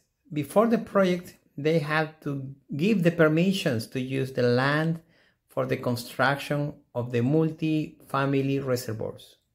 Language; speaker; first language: English; non-native, fluent; Spanish